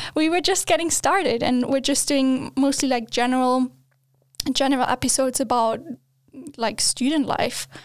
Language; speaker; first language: English; non-native, fluent; German